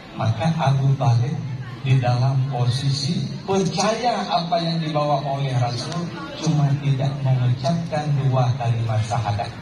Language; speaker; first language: Indonesian; non-native, local second language; Achinese